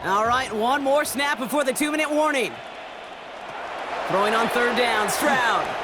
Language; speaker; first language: English; native; English